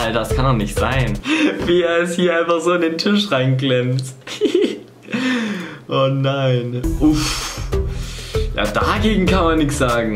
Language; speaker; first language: German; native; German